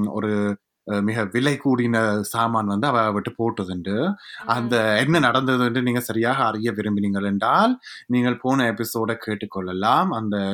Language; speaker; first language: Tamil; native; Tamil